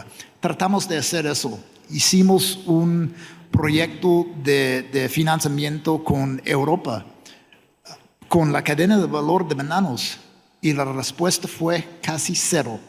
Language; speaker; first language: Spanish; non-native, fluent; English